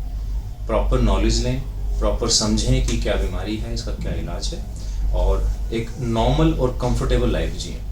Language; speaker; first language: Hindi; native; Hindi